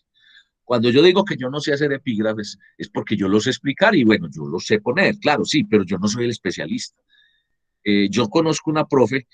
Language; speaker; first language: Spanish; native; Spanish